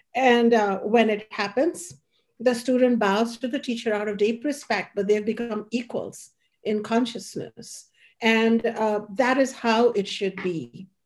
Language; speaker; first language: English; non-native, local second language; Hindi